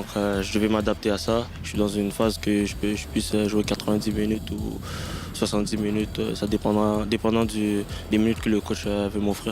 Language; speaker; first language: French; native; French